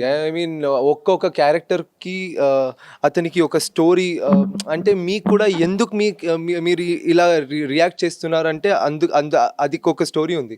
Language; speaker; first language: Telugu; non-native, fluent; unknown